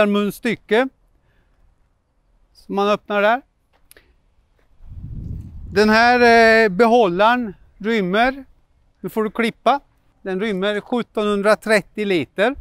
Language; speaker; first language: Swedish; native; Swedish